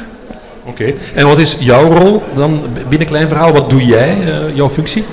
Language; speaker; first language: Dutch; native; Dutch